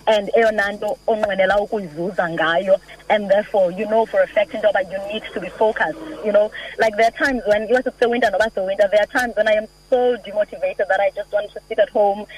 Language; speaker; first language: English; non-native, local second language; Xhosa